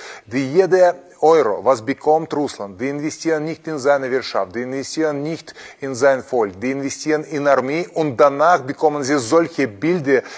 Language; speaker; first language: German; non-native, fluent; Russian